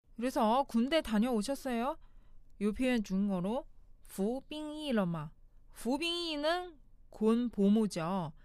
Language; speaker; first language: Korean; non-native, fluent; Chinese